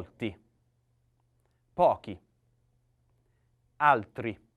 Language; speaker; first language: Italian; non-native, learner; English